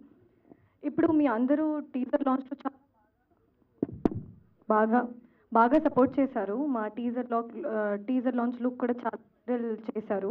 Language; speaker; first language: Telugu; non-native, fluent; Hindi